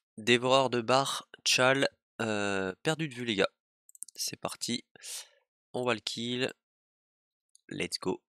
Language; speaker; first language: French; native; French